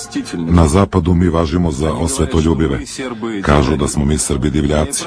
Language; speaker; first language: Serbian; native; Serbian